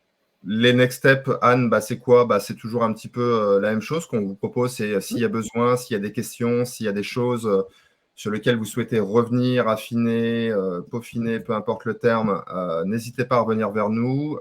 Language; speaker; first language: French; native; French